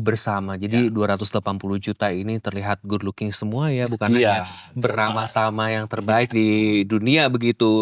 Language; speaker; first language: Indonesian; native; Indonesian